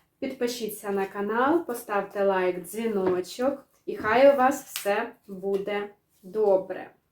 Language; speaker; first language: Ukrainian; native; Ukrainian